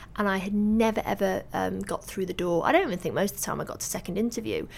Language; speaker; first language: English; native; English